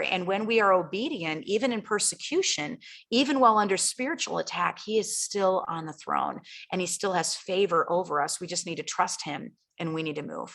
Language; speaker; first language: English; native; English